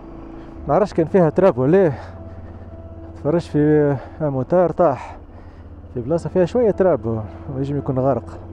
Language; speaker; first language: Arabic; native; Arabic